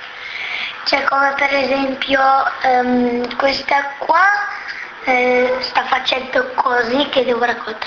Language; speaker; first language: Italian; non-native, local second language; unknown